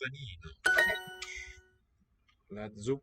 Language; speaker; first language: Italian; non-native, learner; English